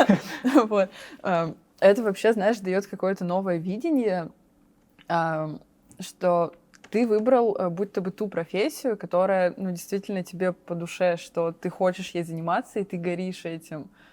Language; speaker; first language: Russian; native; Russian